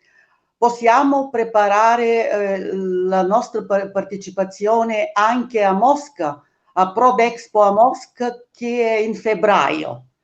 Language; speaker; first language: Italian; non-native, fluent; Bulgarian